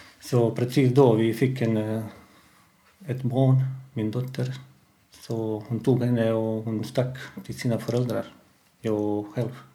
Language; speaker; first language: Swedish; non-native, fluent; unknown